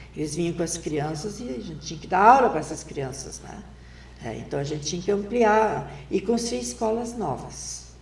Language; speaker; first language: Portuguese; non-native, local second language; German